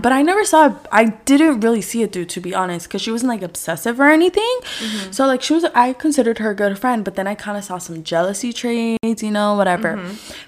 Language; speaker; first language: English; early bilingual, other home language; Spanish